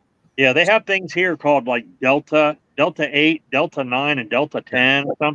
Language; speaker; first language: English; native; English